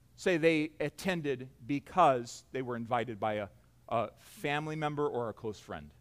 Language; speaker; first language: English; native; English